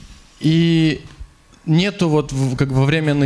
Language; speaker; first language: Russian; native; Russian